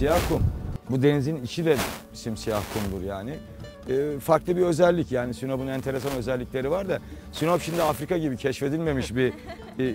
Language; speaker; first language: Turkish; native; Turkish